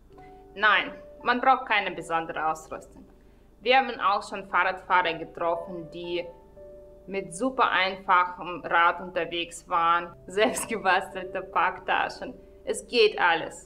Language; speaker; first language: German; non-native, fluent; Russian